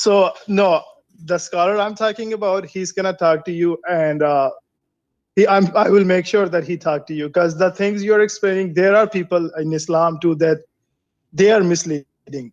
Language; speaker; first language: English; non-native, fluent; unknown